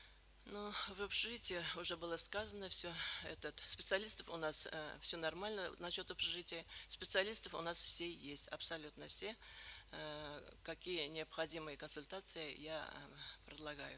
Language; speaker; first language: Russian; native; Russian